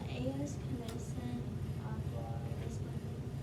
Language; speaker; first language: Spanish; non-native, learner; English